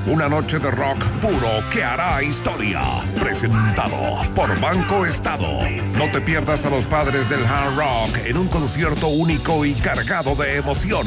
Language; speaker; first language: Spanish; native; Spanish